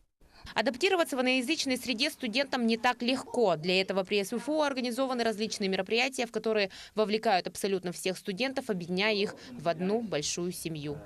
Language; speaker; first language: Russian; native; Russian